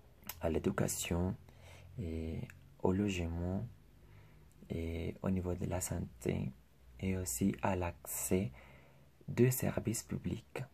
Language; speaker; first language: French; non-native, learner; Spanish